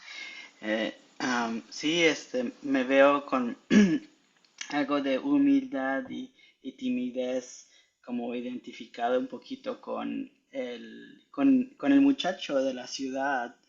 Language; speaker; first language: Spanish; early bilingual, heritage; Spanish